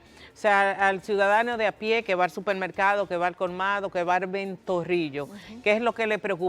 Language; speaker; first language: Spanish; native; Spanish